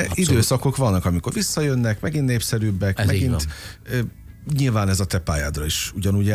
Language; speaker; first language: Hungarian; native; Hungarian